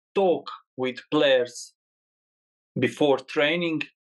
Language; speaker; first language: English; non-native, learner; Croatian